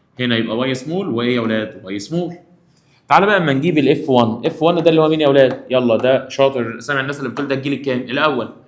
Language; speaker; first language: Egyptian Arabic; native; Egyptian Arabic